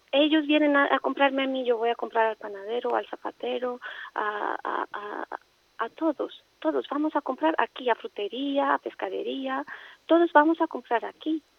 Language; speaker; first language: Spanish; non-native, fluent; Romanian